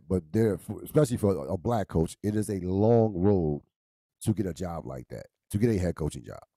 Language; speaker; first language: English; native; English